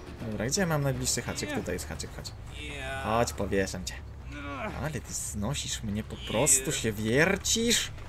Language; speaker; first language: Polish; native; Polish